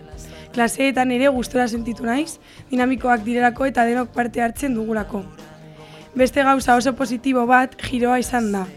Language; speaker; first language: Basque; non-native, local second language; Spanish